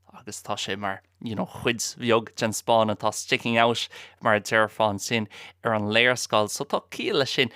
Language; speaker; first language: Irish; non-native, local second language; English